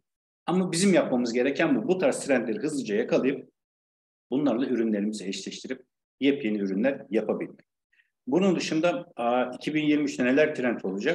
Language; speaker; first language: Turkish; native; Turkish